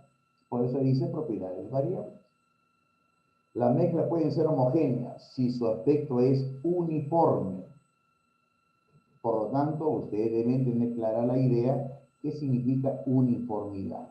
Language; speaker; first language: Spanish; native; Spanish